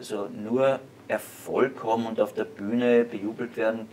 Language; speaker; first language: German; native; German